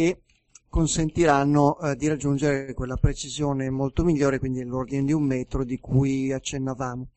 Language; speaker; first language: Italian; native; Italian